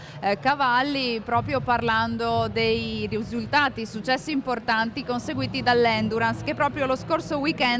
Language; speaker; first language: Italian; native; Italian